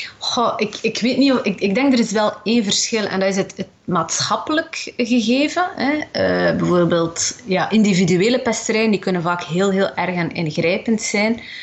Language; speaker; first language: Dutch; early bilingual, other home language; Arabic